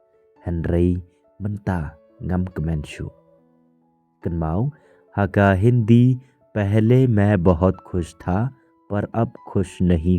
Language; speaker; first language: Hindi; non-native, local second language; Khasi